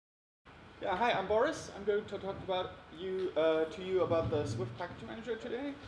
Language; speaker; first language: English; non-native, fluent; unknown